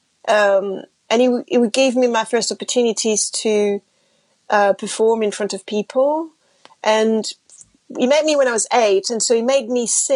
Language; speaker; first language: English; non-native, fluent; French